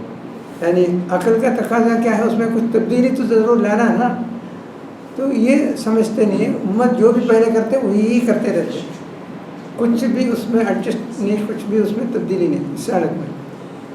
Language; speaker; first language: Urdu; non-native, local second language; Malayalam